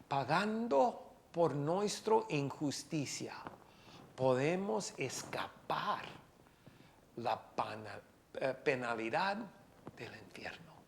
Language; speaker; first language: Spanish; non-native, fluent; English